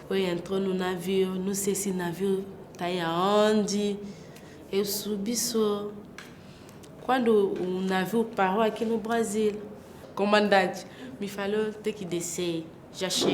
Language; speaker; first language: Portuguese; non-native, learner; French